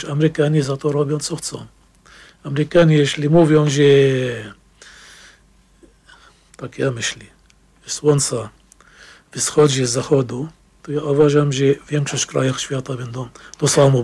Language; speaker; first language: Polish; non-native, fluent; Arabic